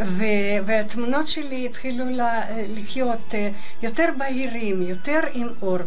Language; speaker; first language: Hebrew; non-native, fluent; Russian